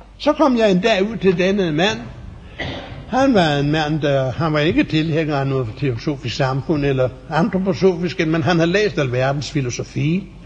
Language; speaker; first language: Danish; native; Danish